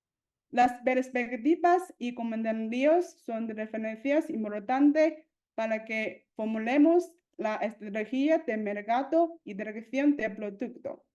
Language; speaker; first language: Spanish; non-native, fluent; Chinese